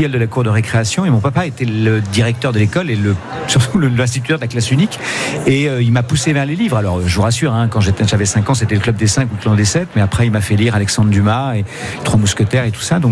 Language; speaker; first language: French; native; French